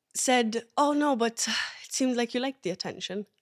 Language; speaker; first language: English; early bilingual, other home language; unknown